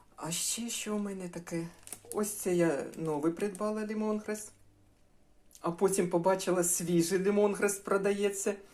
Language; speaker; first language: Ukrainian; non-native, local second language; Russian